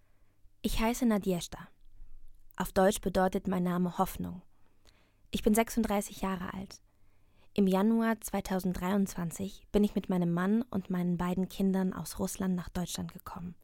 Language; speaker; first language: German; non-native, learner; Russian